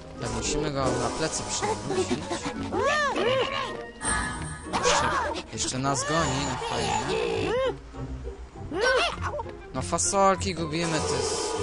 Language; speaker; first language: Polish; native; Polish